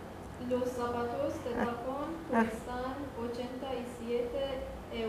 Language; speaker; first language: Spanish; non-native, learner; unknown